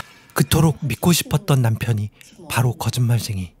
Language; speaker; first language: Korean; native; Korean